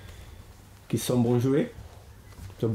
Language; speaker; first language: French; non-native, learner; Portuguese